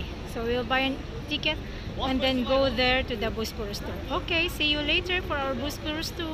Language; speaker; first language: English; non-native, local second language; Filipino